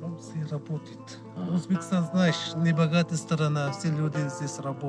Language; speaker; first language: Russian; non-native, learner; Uzbek